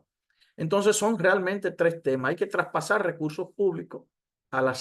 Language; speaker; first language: Spanish; native; Spanish